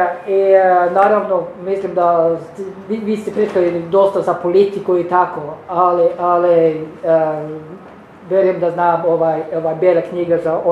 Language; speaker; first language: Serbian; non-native, learner; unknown